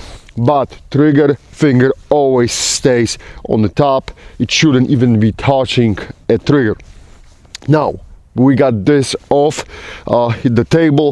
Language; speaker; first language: English; non-native, fluent; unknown